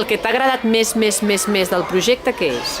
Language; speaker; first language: Catalan; native; Catalan